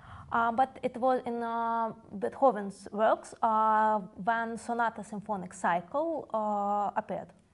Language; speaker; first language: English; non-native, fluent; Russian